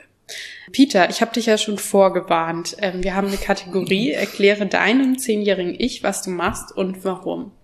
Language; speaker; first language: German; native; German